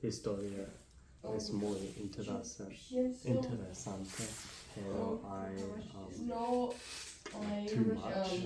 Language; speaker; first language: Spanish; non-native, learner; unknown